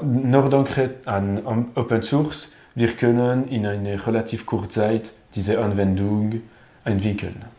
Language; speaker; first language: German; non-native, learner; French